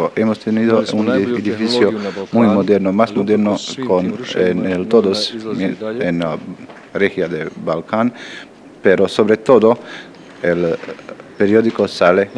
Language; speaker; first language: Spanish; non-native, learner; Bosnian